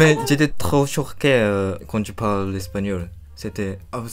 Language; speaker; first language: French; non-native, learner; Japanese